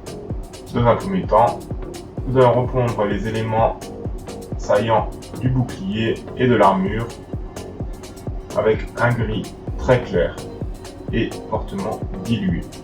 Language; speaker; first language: French; native; French